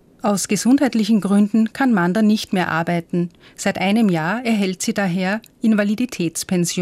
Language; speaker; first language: German; native; German